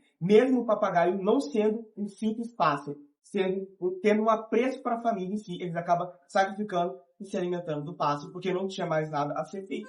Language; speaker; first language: Portuguese; native; Portuguese